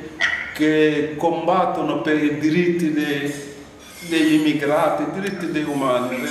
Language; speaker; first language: Italian; non-native, fluent; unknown